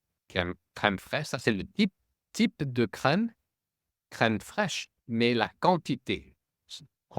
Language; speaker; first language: French; non-native, fluent; English